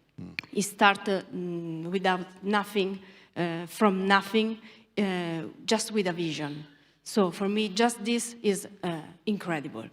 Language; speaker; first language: English; non-native, learner; Italian